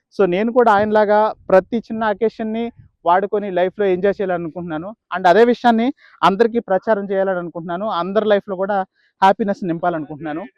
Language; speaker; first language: Telugu; native; Telugu